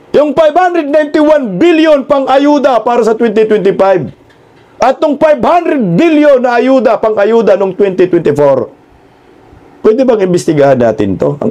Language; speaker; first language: Filipino; non-native, local second language; Cebuano